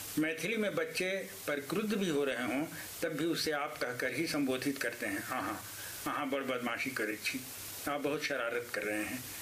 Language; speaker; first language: Hindi; native; Hindi